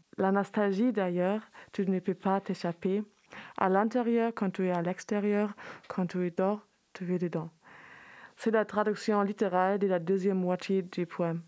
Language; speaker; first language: French; non-native, fluent; German